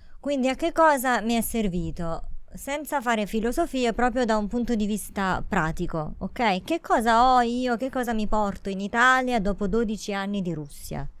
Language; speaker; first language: Italian; native; Italian